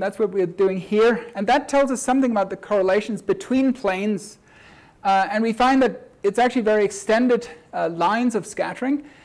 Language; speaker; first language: English; native; English